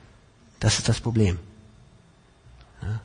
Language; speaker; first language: German; non-native, fluent; English